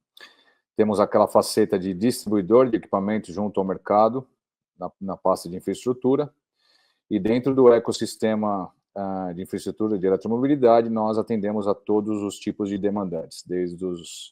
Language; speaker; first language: Portuguese; native; Portuguese